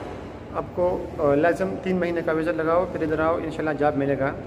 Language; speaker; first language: Hindi; non-native, local second language; Pashto